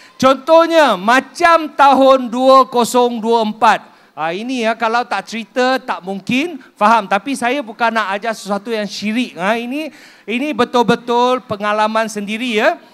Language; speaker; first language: Malay; non-native, local second language; Min Nan Chinese